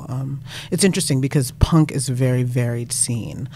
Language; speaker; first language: English; native; English